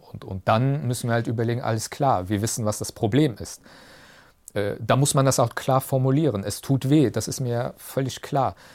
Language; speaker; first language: German; early bilingual, other home language; Turkish